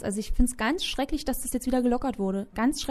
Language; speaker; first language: German; native; German